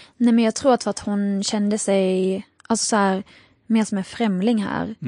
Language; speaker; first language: Swedish; early bilingual, other home language; Arabic